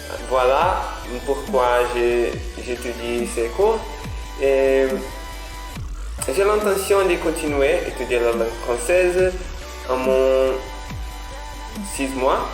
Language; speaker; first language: French; non-native, learner; Portuguese